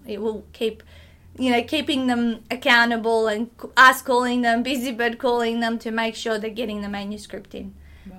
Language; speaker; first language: English; non-native, fluent; Macedonian